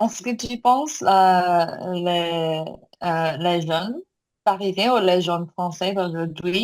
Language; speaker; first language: French; non-native, learner; Korean